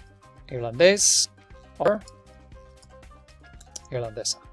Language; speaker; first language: Spanish; non-native, fluent; English